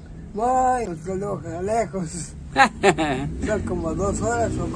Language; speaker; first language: Spanish; non-native, local second language; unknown